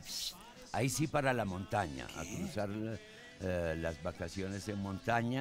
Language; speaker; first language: Spanish; early bilingual, other home language; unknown